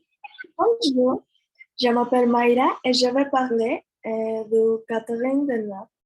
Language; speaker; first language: French; non-native, learner; Spanish